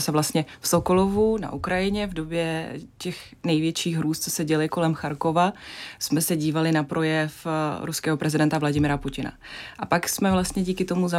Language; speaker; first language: Czech; non-native, fluent; Russian